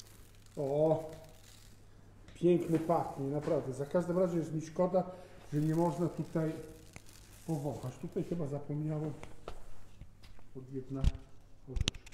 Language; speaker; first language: Polish; non-native, fluent; Italian